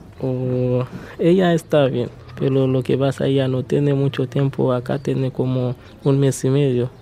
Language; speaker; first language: Spanish; non-native, learner; Haitian Creole